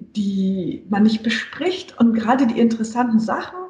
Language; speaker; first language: German; native; German